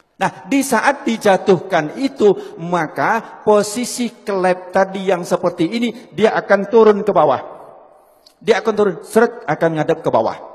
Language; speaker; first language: Indonesian; native; Indonesian